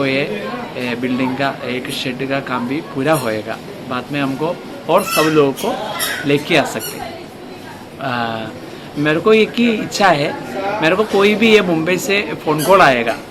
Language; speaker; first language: Hindi; non-native, local second language; Malayalam